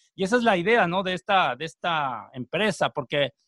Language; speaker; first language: Spanish; native; Spanish